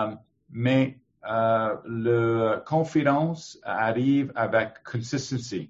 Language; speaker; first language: French; non-native, learner; English